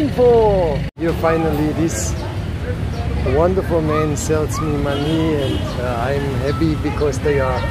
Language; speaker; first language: English; non-native, fluent; German